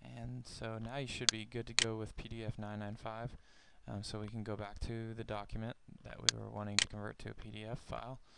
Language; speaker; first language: English; native; English